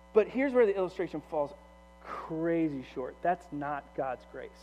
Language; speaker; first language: English; native; English